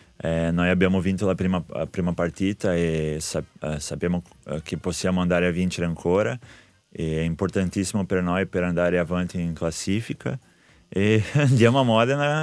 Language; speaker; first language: Italian; non-native, fluent; Portuguese